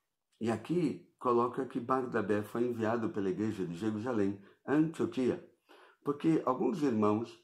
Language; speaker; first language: Portuguese; native; Portuguese